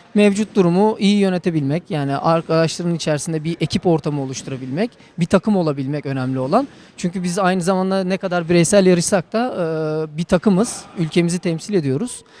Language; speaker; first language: Turkish; native; Turkish